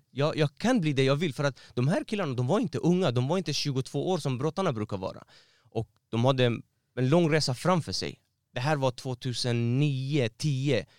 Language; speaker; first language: Swedish; non-native, fluent; Persian